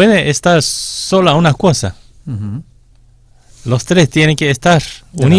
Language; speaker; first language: Spanish; non-native, fluent; Korean